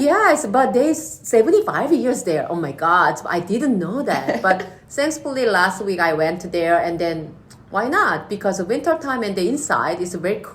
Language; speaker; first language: English; non-native, learner; Korean